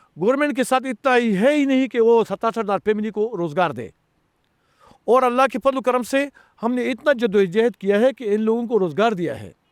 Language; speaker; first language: Urdu; non-native, local second language; Pashto